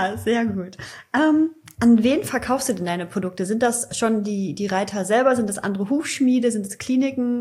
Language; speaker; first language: German; native; German